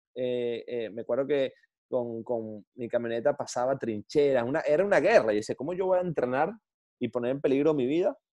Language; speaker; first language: Spanish; native; Spanish